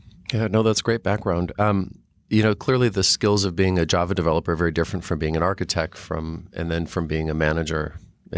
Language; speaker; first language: English; native; English